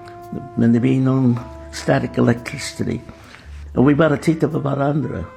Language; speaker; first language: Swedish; non-native, learner; English